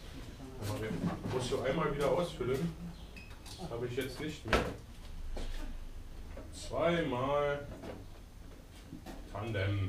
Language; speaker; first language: German; native; German